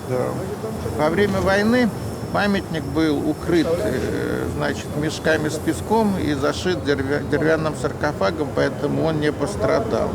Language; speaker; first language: Russian; native; Russian